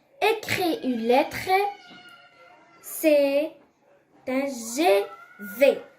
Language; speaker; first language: French; non-native, local second language; Arabic